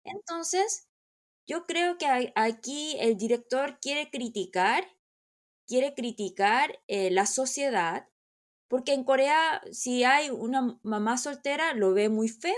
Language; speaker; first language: Spanish; non-native, fluent; Korean